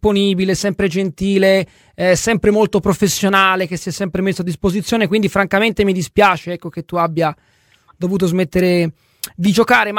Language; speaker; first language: Italian; native; Italian